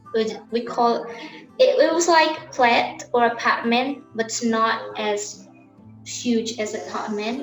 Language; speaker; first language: English; non-native, learner; Indonesian